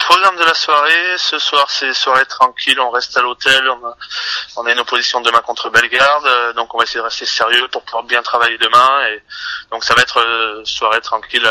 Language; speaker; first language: French; native; French